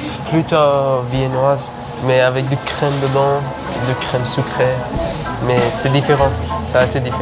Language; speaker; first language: French; non-native, learner; Persian